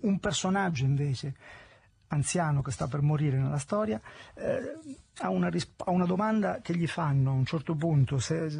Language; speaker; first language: Italian; native; Italian